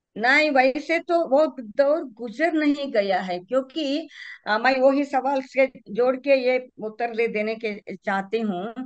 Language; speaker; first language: Hindi; non-native, local second language; Kannada